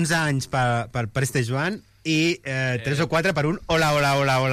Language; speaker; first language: Catalan; native; Catalan